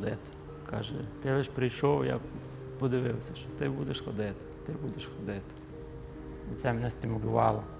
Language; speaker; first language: Ukrainian; native; Ukrainian